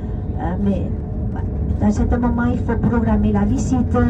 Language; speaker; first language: French; non-native, learner; Spanish